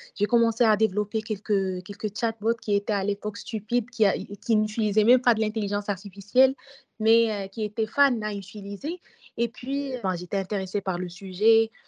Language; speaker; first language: French; non-native, local second language; Arabic